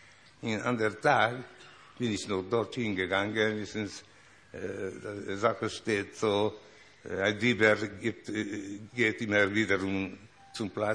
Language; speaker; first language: German; non-native, learner; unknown